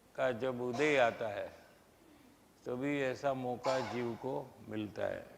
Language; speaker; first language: Hindi; non-native, local second language; Gujarati